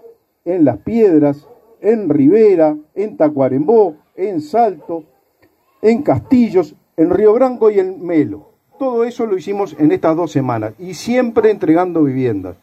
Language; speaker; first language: Spanish; native; Spanish